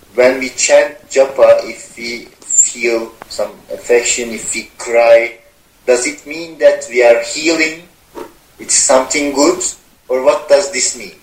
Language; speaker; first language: English; non-native, fluent; Turkish